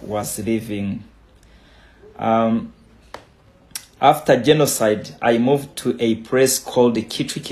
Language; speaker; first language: English; non-native, local second language; Kinyarwanda